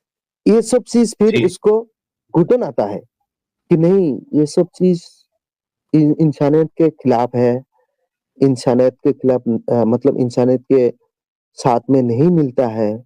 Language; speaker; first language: Hindi; non-native, local second language; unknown